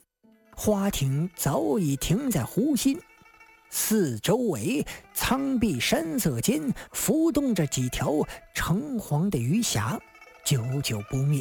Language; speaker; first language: Chinese; native; Chinese